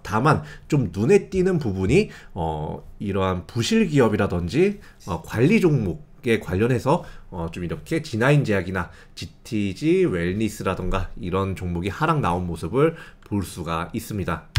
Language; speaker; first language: Korean; native; Korean